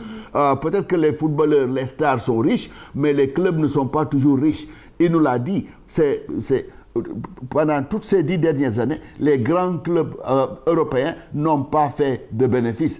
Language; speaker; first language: French; non-native, local second language; Wolof